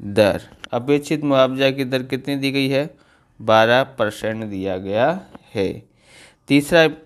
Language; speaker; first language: Hindi; non-native, local second language; Gujarati